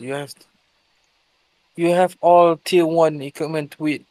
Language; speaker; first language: English; non-native, local second language; Malay